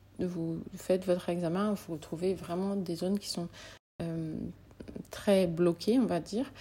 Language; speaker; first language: French; native; French